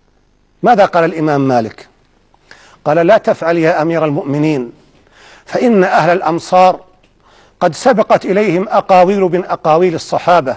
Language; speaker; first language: Arabic; native; Arabic